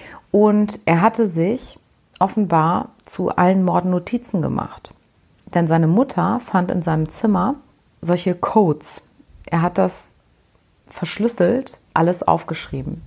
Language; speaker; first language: German; native; German